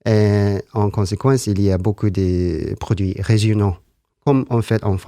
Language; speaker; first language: French; non-native, learner; Japanese